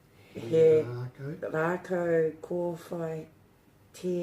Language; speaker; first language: Māori; non-native, learner; English